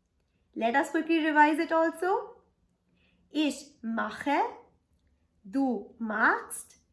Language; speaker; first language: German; non-native, fluent; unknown